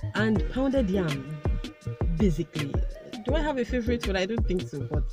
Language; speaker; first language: English; non-native, local second language; Igbo